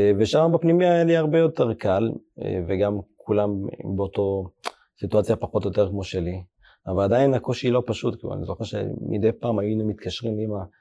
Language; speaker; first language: Hebrew; early bilingual, other home language; Amharic